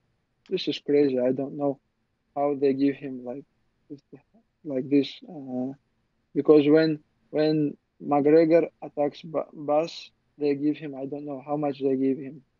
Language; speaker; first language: English; non-native, learner; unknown